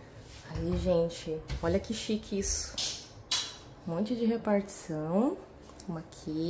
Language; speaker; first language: Portuguese; native; Portuguese